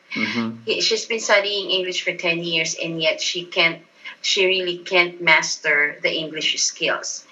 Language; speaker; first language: English; non-native, local second language; Filipino